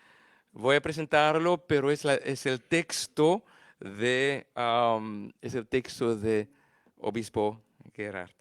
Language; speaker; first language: Spanish; non-native, learner; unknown